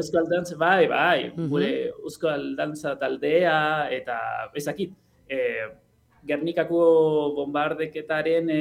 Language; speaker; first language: Basque; non-native, learner; Spanish